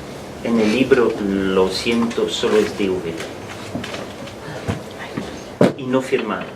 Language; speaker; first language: Spanish; non-native, fluent; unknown